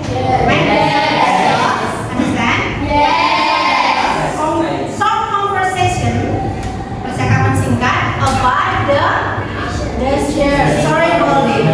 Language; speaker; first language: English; non-native, learner; Indonesian